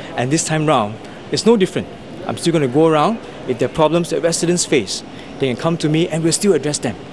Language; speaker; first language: English; non-native, local second language; Chinese